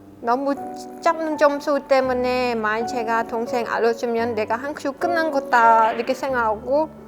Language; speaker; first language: Korean; non-native, learner; Khmer